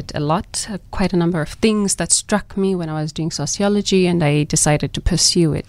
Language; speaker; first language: English; non-native, local second language; Xhosa